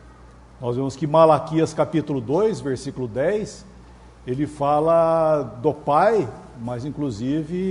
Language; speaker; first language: Portuguese; native; Portuguese